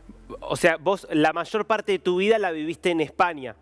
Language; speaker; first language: Spanish; native; Spanish